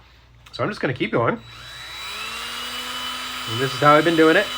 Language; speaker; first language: English; native; English